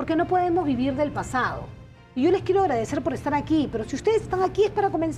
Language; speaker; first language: Spanish; native; Spanish